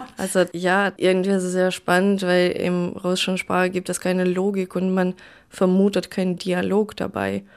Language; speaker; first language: German; non-native, fluent; Russian